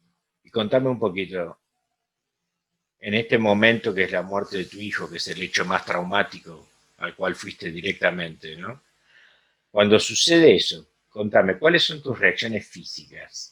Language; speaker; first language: Spanish; native; Spanish